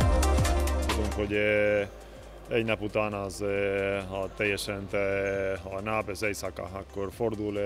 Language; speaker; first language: Hungarian; non-native, learner; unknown